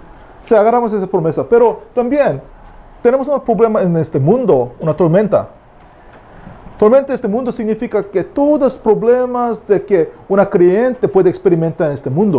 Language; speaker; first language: Spanish; non-native, learner; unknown